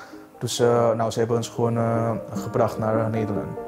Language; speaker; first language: Dutch; non-native, fluent; Indonesian